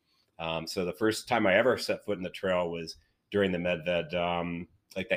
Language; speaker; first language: English; native; English